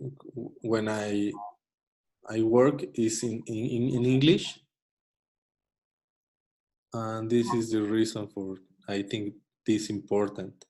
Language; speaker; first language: English; non-native, learner; Spanish